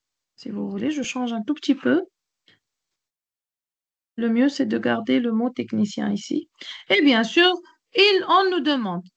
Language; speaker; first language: French; non-native, local second language; Arabic